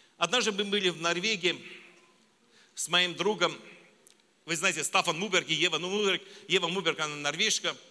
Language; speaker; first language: Russian; non-native, local second language; Armenian